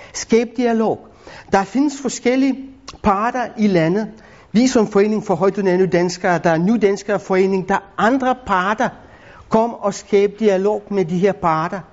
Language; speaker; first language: Danish; non-native, fluent; Lithuanian